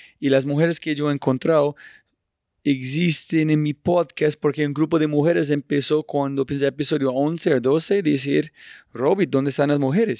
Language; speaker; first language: Spanish; non-native, fluent; English